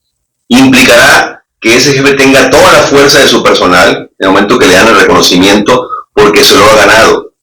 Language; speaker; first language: Spanish; native; Spanish